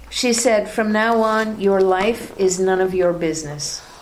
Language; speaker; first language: English; native; English